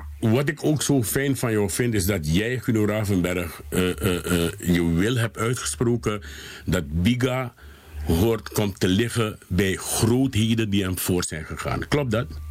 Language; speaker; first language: Dutch; native; Dutch